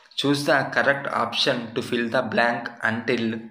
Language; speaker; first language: English; non-native, local second language; Telugu